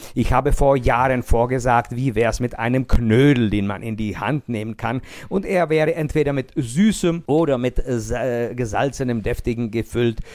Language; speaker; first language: German; non-native, fluent; Czech